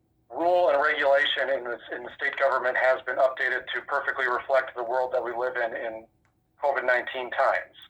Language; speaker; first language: English; native; English